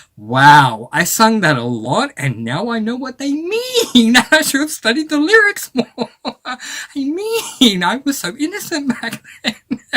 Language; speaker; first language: English; native; English